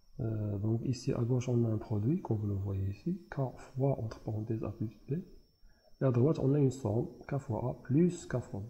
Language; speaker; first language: French; non-native, local second language; Arabic